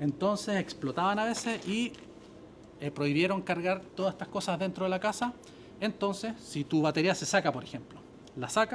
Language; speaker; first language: Spanish; native; Spanish